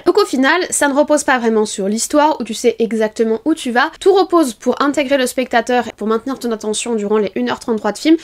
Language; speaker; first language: French; native; French